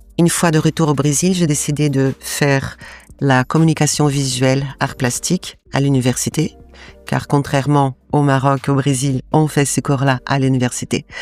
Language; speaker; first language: French; non-native, fluent; Portuguese